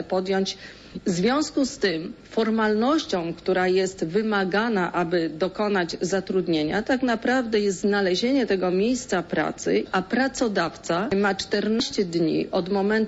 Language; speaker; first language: Polish; native; Polish